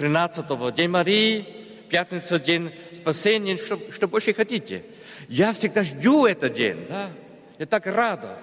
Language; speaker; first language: Russian; non-native, learner; German